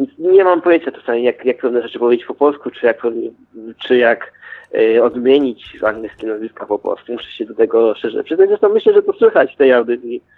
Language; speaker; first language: Polish; early bilingual, heritage; Polish